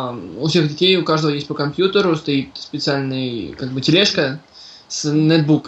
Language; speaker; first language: Russian; native; Russian